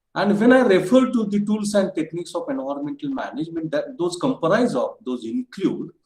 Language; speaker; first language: English; non-native, local second language; Marathi